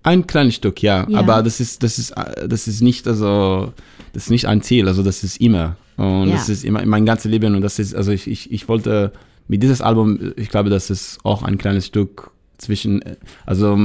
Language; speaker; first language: German; non-native, learner; Hebrew